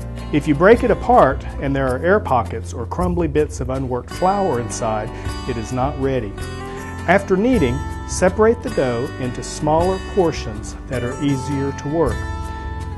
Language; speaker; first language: English; native; English